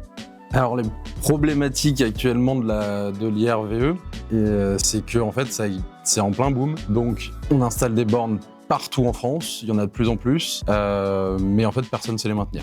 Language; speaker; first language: French; native; French